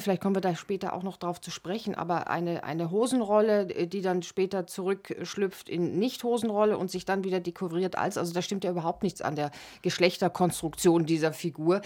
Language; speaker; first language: German; native; German